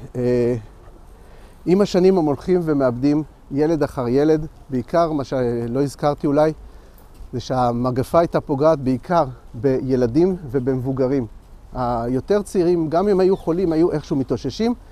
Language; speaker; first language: Hebrew; native; Hebrew